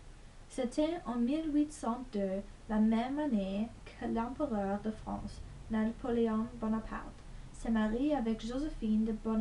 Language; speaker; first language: French; non-native, learner; English